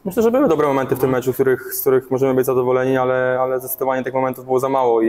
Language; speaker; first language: Polish; native; Polish